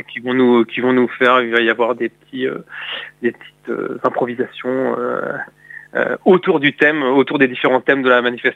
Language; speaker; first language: French; native; French